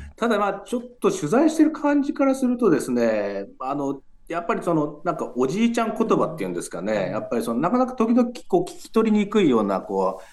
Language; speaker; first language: Japanese; native; Japanese